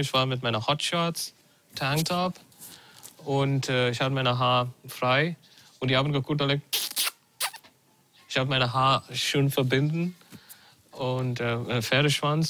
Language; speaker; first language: German; non-native, learner; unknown